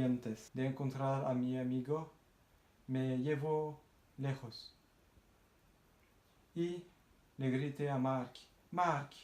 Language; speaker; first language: Spanish; non-native, learner; French